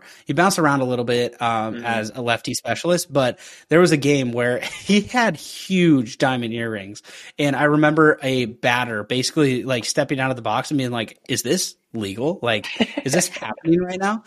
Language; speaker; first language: English; native; English